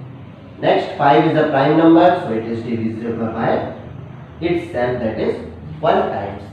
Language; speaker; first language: English; non-native, local second language; Hindi